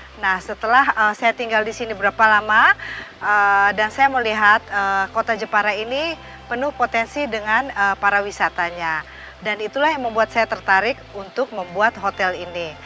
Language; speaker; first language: Indonesian; native; Indonesian